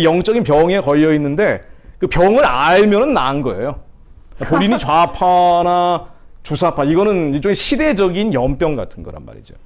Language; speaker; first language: Korean; native; Korean